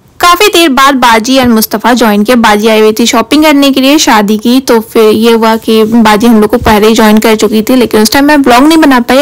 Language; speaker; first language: Hindi; native; Hindi